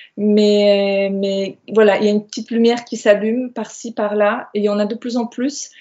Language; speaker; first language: French; non-native, fluent; Polish